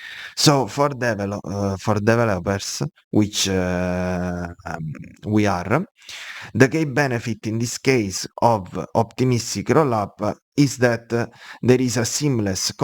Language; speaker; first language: English; non-native, fluent; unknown